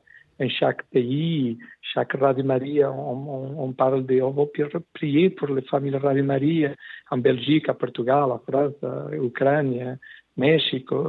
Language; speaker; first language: French; non-native, learner; Portuguese